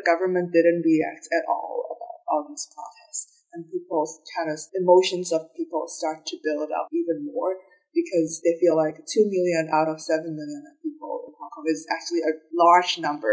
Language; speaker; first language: English; non-native, local second language; Cantonese